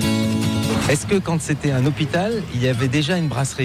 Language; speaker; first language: French; native; French